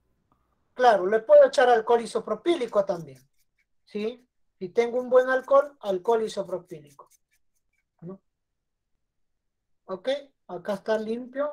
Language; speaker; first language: Spanish; native; Spanish